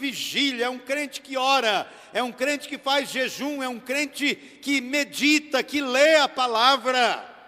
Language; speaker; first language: Portuguese; native; Portuguese